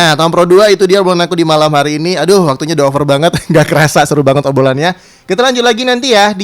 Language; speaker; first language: Indonesian; native; Indonesian